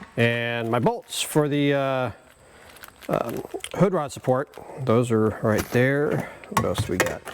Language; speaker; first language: English; native; English